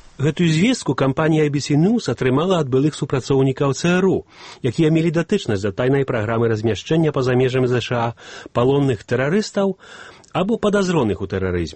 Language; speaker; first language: Belarusian; native; Belarusian